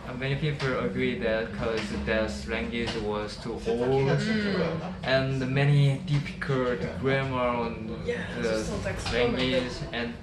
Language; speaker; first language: English; non-native, learner; Korean